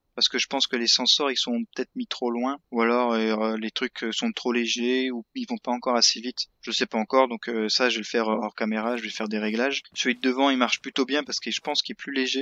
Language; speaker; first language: French; native; French